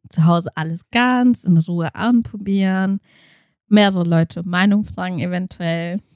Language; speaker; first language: German; early bilingual, other home language; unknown